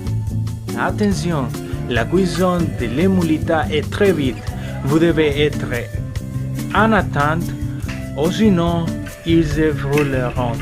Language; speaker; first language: French; non-native, learner; Spanish